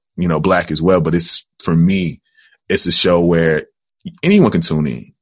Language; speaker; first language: English; native; English